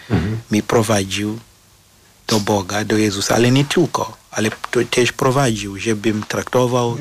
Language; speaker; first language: Polish; non-native, fluent; Shona